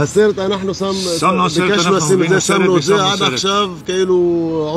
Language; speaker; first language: Hebrew; non-native, local second language; Arabic